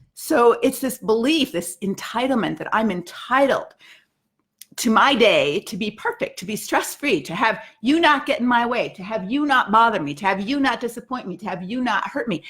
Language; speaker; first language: English; native; English